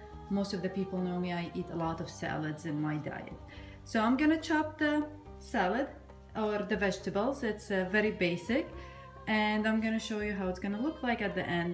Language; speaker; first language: English; non-native, fluent; Arabic